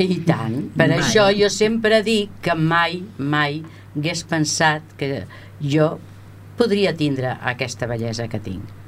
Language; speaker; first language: Catalan; native; Catalan